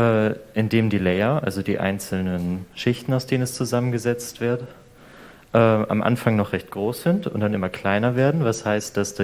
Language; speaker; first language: German; native; German